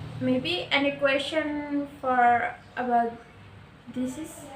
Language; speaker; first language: English; non-native, learner; Indonesian